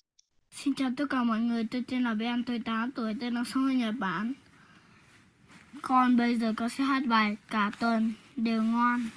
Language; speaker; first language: Vietnamese; early bilingual, heritage; Vietnamese